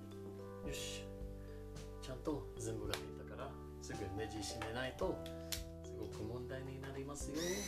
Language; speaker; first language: Japanese; non-native, learner; English